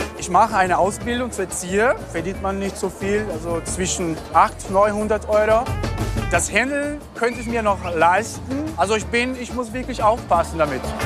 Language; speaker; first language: German; non-native, fluent; Portuguese